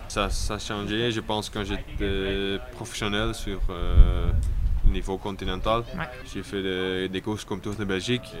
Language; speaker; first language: French; non-native, local second language; Dutch